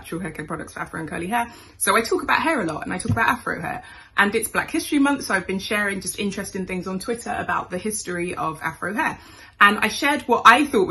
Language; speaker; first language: English; native; English